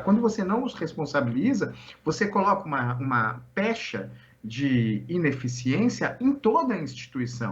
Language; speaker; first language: Portuguese; native; Portuguese